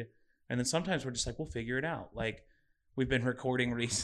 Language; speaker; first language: English; native; English